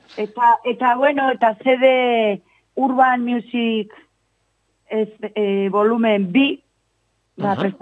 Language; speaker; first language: Basque; non-native, local second language; Spanish